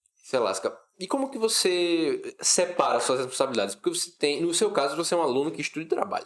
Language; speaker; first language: Portuguese; native; Portuguese